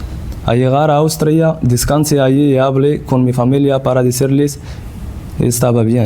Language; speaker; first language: Spanish; non-native, learner; Central Atlas Tamazight